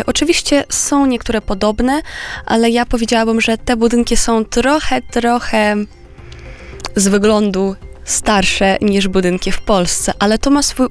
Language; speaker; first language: Polish; non-native, fluent; Romanian